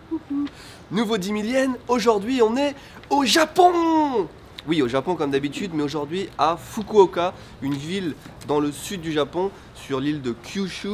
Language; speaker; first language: French; native; French